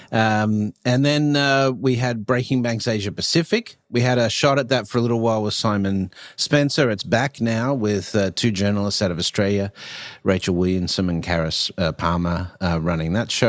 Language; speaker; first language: English; native; English